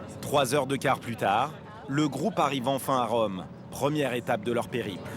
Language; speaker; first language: French; native; French